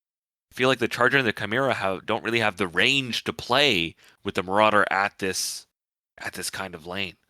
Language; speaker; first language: English; native; English